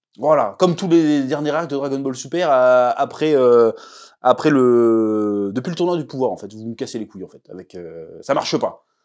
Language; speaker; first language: French; native; French